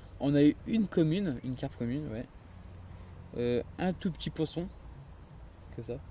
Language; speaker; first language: French; native; French